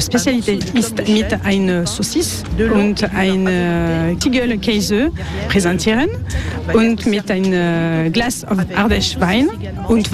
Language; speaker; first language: German; non-native, learner; French